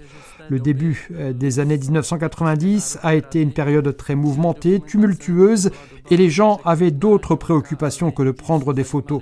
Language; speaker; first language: French; native; French